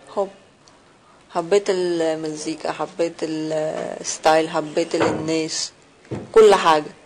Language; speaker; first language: Arabic; non-native, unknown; Russian